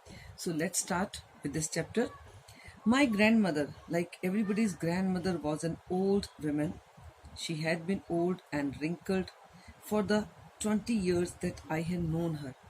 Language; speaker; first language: English; non-native, local second language; Hindi